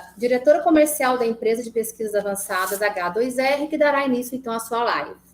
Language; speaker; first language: Portuguese; native; Portuguese